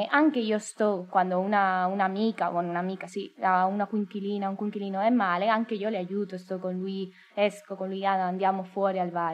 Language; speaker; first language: Italian; non-native, learner; Spanish